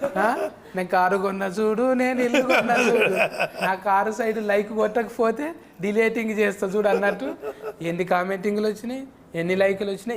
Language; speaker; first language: Telugu; native; Telugu